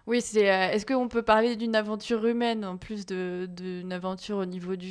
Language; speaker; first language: French; native; French